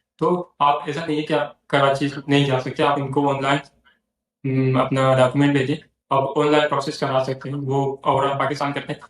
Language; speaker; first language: Urdu; non-native, local second language; Northern Hindko